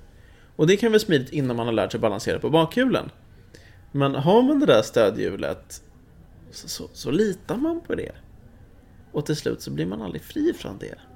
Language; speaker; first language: Swedish; native; Swedish